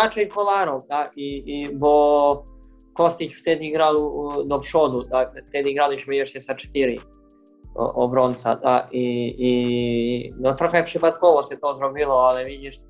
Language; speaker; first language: Polish; non-native, learner; Serbian